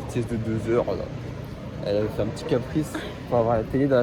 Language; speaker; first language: French; native; French